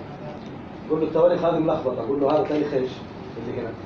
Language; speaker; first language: Arabic; native; Arabic